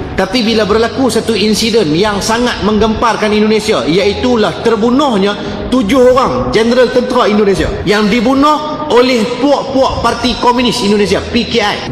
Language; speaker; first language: Malay; native; Malay